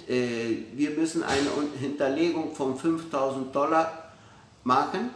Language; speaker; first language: German; early bilingual, heritage; Spanish